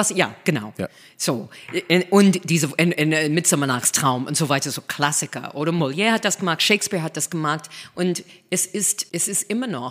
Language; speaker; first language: German; non-native, fluent; English